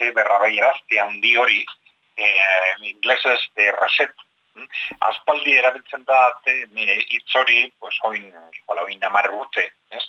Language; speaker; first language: Basque; native; Basque